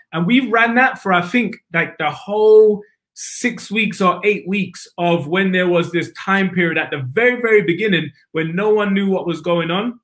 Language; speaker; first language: English; native; English